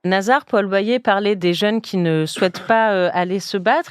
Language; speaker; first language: French; native; French